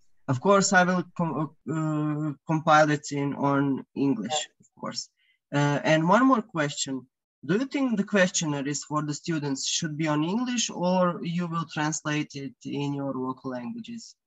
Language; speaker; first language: English; non-native, fluent; Croatian